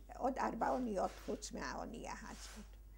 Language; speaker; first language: Hebrew; early bilingual, other home language; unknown